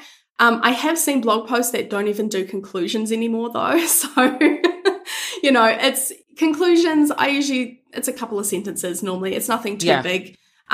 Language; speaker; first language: English; native; English